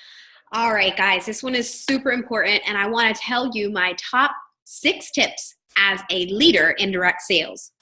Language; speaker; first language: English; native; English